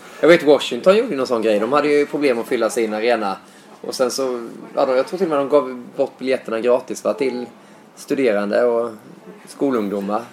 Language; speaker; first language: Swedish; native; Swedish